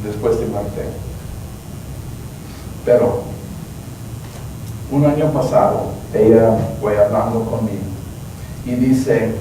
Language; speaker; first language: Spanish; non-native, learner; English